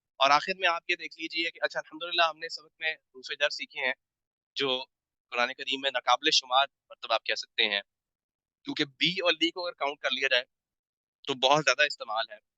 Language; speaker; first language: Urdu; native; Urdu